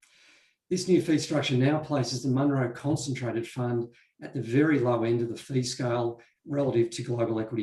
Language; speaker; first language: English; native; English